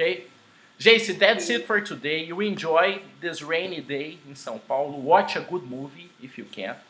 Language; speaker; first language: English; non-native, fluent; Portuguese